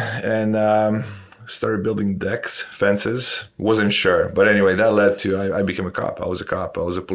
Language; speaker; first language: English; non-native, fluent; Romanian